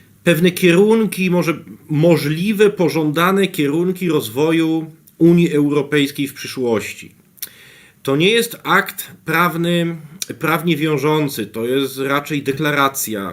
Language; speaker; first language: Polish; native; Polish